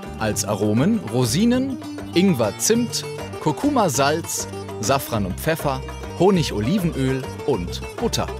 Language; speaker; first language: German; native; German